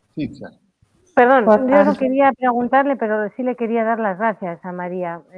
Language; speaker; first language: Spanish; native; Spanish